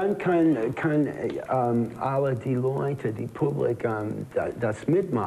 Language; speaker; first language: German; non-native, learner; English